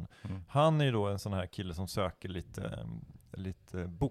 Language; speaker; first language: Swedish; native; Swedish